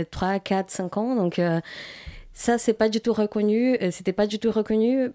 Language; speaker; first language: French; non-native, fluent; Portuguese